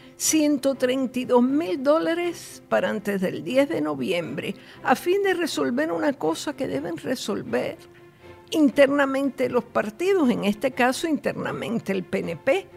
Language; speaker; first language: Spanish; native; Spanish